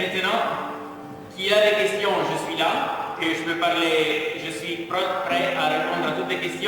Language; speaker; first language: French; non-native, fluent; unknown